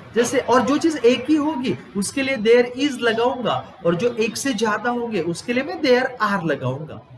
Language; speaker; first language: Hindi; non-native, local second language; Gujarati